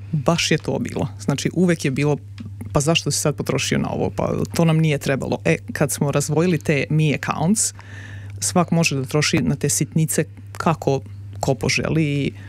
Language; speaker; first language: Serbian; native; Serbian